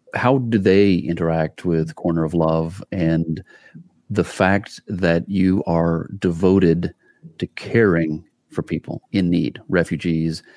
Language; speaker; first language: English; native; English